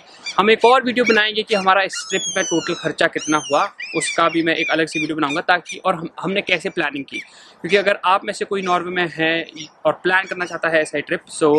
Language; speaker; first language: Hindi; native; Hindi